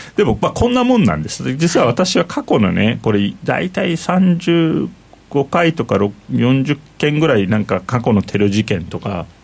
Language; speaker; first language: Japanese; non-native, fluent; Turkish